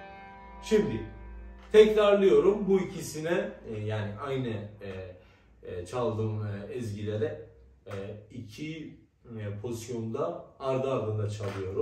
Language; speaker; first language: Turkish; non-native, fluent; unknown